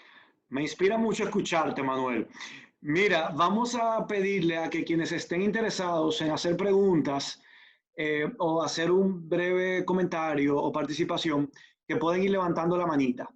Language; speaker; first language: Spanish; native; Spanish